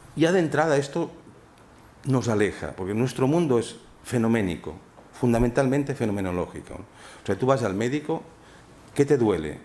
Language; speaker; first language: Spanish; non-native, local second language; Catalan